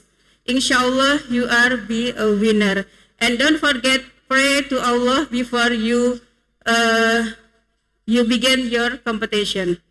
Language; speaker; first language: English; non-native, learner; Indonesian